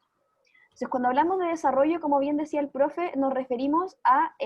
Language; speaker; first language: Spanish; native; Spanish